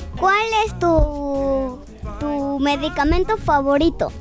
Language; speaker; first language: Spanish; early bilingual, other home language; French